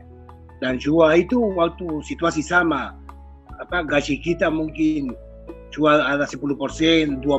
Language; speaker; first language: Indonesian; non-native, fluent; Spanish